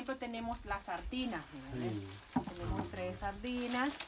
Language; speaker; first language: Spanish; native; Spanish